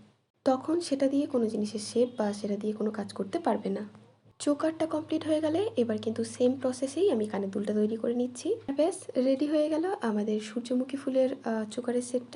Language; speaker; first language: Bangla; native; Bangla